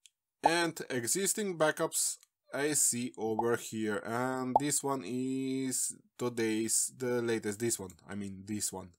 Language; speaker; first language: English; non-native, fluent; Slovenian